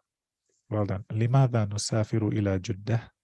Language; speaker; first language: Arabic; non-native, fluent; English